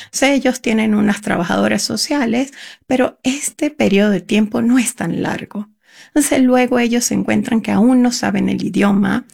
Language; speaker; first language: Spanish; native; Spanish